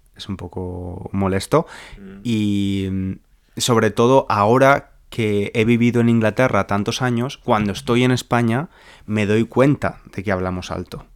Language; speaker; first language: Spanish; native; Spanish